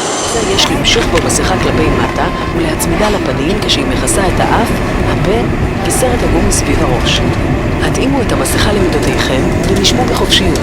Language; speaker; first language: Hebrew; native; Hebrew